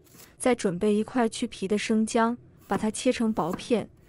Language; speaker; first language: Chinese; native; Chinese